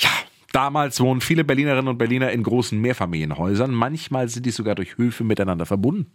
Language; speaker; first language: German; native; German